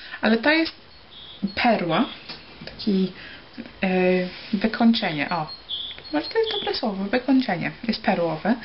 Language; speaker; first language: Polish; early bilingual, heritage; Polish